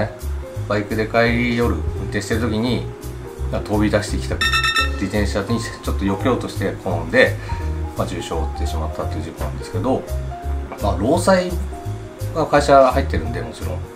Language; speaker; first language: Japanese; native; Japanese